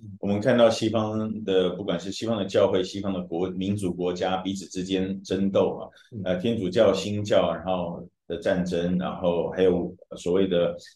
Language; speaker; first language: Chinese; native; Chinese